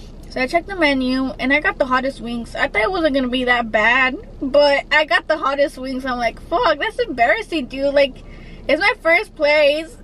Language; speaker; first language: English; early bilingual, other home language; Spanish